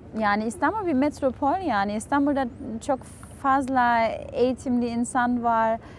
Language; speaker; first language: Turkish; non-native, fluent; German